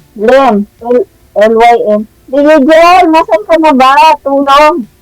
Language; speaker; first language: Filipino; native; Filipino